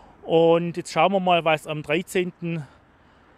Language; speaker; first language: German; native; German